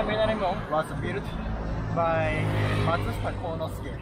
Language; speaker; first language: English; non-native, learner; Japanese